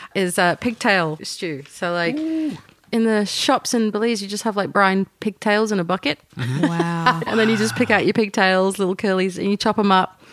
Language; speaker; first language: English; native; English